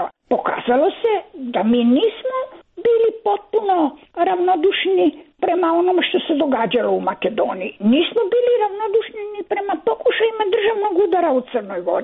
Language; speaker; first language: Croatian; native; Croatian